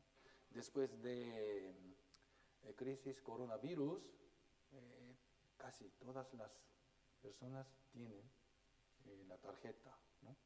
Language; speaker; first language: Spanish; non-native, fluent; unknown